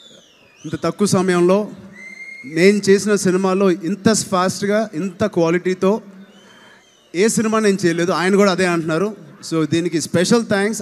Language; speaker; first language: Telugu; native; Telugu